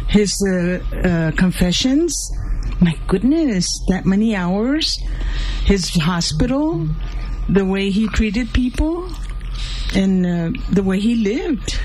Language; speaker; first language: English; early bilingual, other home language; Spanish